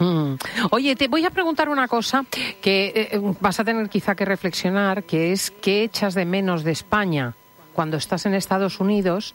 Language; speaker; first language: Spanish; native; Spanish